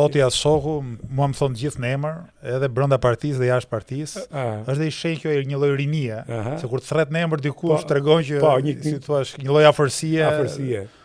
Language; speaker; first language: Albanian; native; Albanian